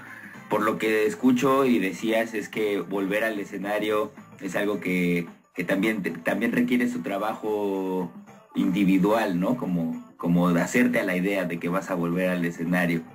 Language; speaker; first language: Spanish; native; Spanish